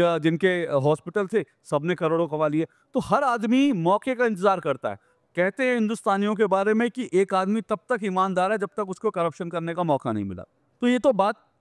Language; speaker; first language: Hindi; native; Hindi